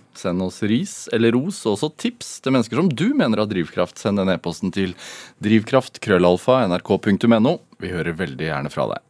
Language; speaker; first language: Norwegian; native; Norwegian